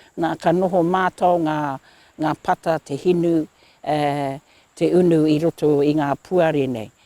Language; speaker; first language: Māori; native; Māori